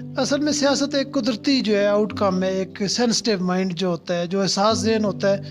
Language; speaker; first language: Urdu; non-native, local second language; Punjabi